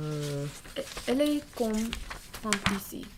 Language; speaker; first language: French; non-native, learner; English